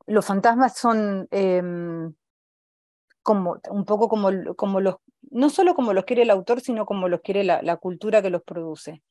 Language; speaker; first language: Spanish; native; Spanish